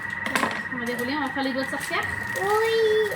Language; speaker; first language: French; native; French